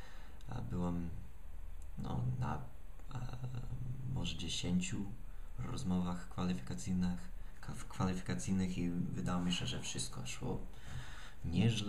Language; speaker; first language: Polish; non-native, fluent; English